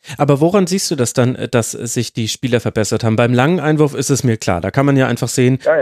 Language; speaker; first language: German; native; German